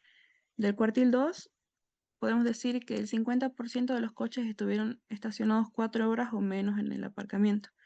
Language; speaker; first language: Spanish; native; Spanish